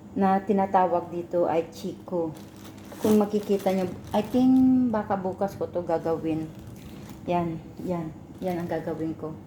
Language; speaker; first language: Filipino; non-native, local second language; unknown